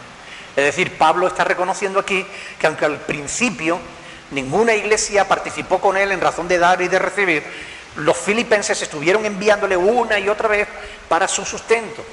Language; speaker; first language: Spanish; native; Spanish